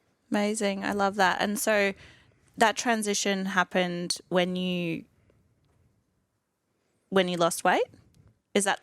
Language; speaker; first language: English; native; English